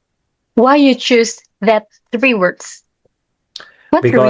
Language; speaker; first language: English; non-native, learner; Indonesian